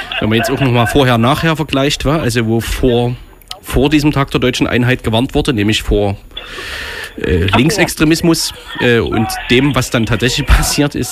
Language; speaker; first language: German; native; German